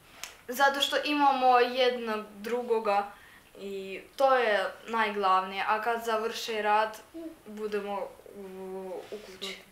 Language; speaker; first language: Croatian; non-native, learner; Ukrainian